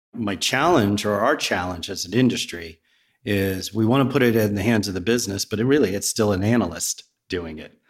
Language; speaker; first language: English; native; English